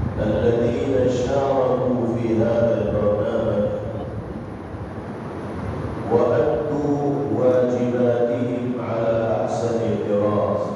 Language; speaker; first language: Arabic; non-native, fluent; Urdu